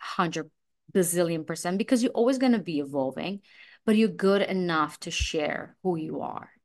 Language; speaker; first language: English; non-native, fluent; Russian